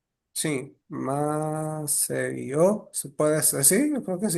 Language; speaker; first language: Spanish; native; Spanish